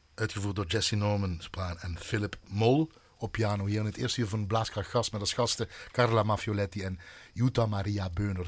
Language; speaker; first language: Dutch; native; Dutch